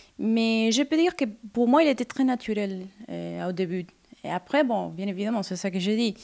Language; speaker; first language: French; non-native, fluent; Spanish